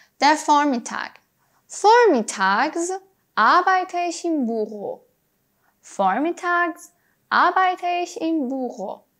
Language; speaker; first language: German; non-native, fluent; Persian